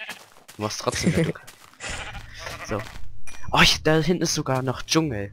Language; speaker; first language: German; native; German